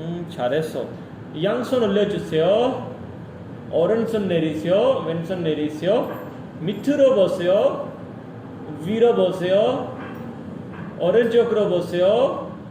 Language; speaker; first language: Korean; non-native, learner; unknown